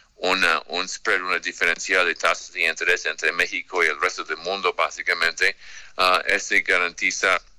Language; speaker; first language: Spanish; non-native, fluent; English